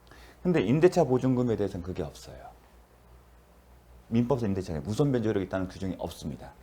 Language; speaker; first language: Korean; native; Korean